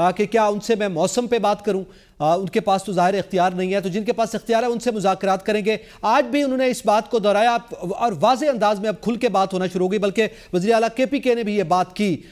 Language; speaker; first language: Urdu; native; Urdu